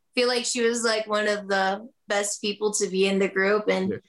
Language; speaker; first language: English; native; English